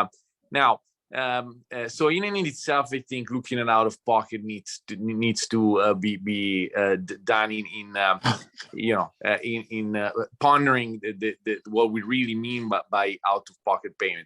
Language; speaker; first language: English; non-native, fluent; Italian